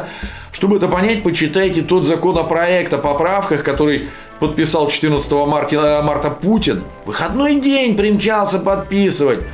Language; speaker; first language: Russian; native; Russian